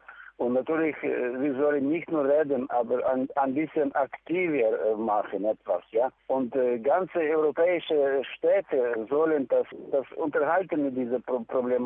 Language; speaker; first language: German; non-native, learner; Ukrainian